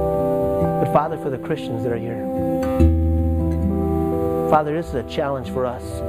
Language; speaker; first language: English; native; English